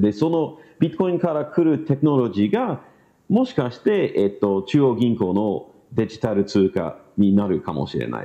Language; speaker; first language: Japanese; non-native, learner; English